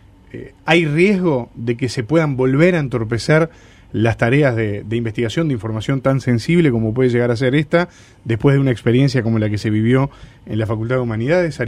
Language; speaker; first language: Spanish; native; Spanish